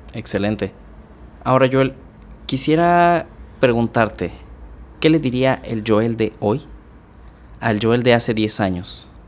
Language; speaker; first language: Spanish; native; Spanish